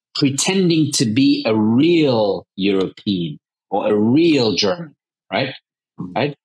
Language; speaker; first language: English; early bilingual, heritage; Arabic